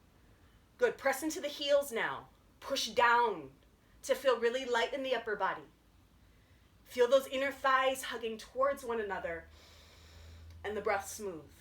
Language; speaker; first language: English; native; English